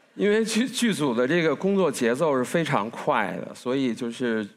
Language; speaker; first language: Chinese; native; Chinese